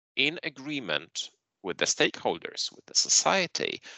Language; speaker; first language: English; non-native, fluent; Polish